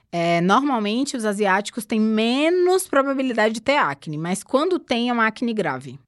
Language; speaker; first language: Portuguese; native; Portuguese